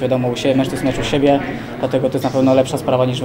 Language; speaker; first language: Polish; native; Polish